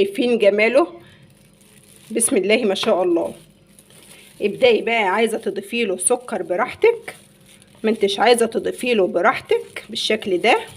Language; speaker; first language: Arabic; native; Arabic